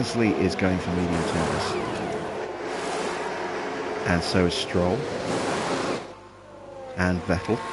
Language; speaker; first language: English; native; English